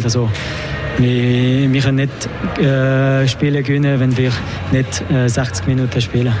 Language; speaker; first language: German; non-native, local second language; French